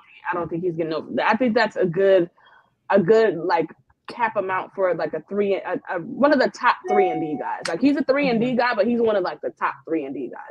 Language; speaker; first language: English; native; English